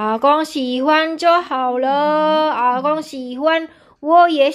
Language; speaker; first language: Chinese; non-native, learner; Javanese